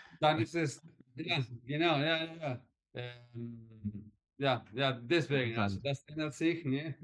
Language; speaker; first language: German; early bilingual, heritage; Spanish